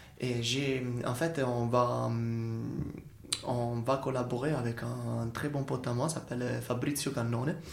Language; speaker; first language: French; non-native, fluent; Italian